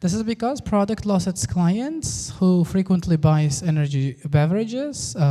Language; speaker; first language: English; non-native, fluent; Uzbek